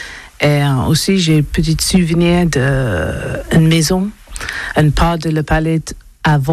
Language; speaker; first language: French; non-native, learner; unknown